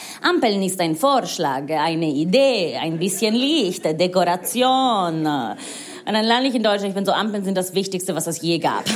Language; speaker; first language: German; non-native, fluent; Italian